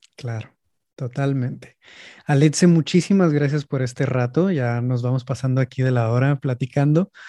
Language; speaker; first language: Spanish; native; Spanish